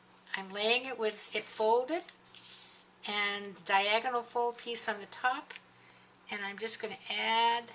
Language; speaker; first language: English; native; English